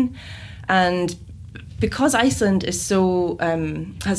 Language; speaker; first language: English; native; English